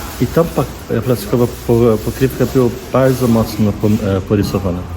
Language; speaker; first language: Polish; non-native, learner; Portuguese